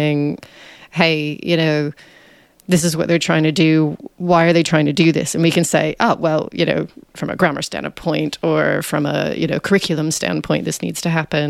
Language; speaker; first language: English; native; English